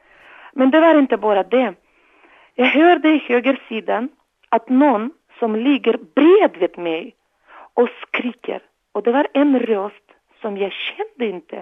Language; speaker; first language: Swedish; non-native, learner; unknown